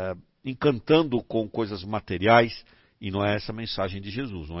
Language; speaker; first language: Portuguese; native; Portuguese